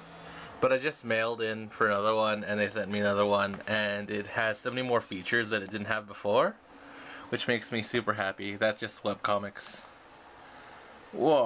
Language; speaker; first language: English; native; English